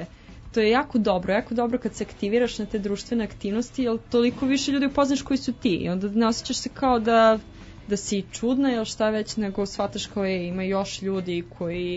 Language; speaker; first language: Serbian; native; Serbian